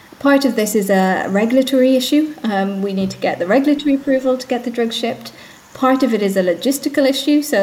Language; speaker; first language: English; native; English